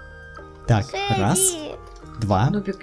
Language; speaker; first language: Russian; native; Russian